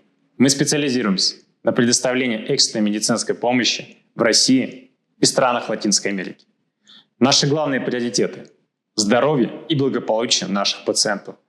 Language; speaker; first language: Russian; native; Russian